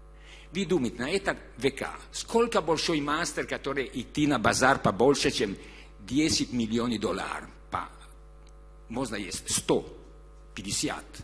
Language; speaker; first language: Russian; non-native, learner; Italian